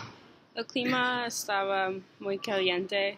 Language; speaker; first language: Spanish; non-native, learner; English